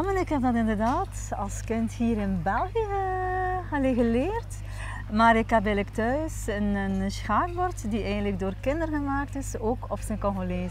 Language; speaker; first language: Dutch; early bilingual, other home language; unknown